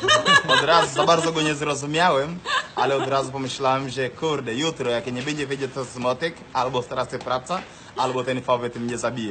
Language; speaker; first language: Polish; non-native, learner; Swahili